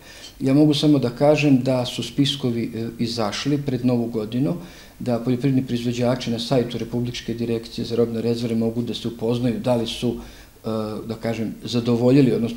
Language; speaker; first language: Serbian; native; Serbian